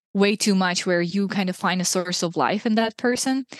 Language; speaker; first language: English; non-native, fluent; Russian